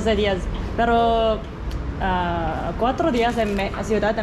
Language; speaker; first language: Spanish; non-native, learner; Korean